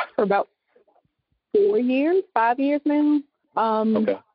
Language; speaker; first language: English; native; English